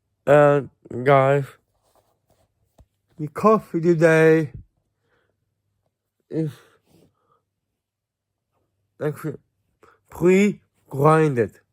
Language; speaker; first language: English; non-native, fluent; Swedish